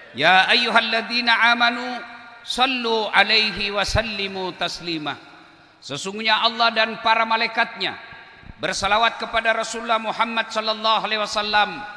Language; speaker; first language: Indonesian; non-native, local second language; Buginese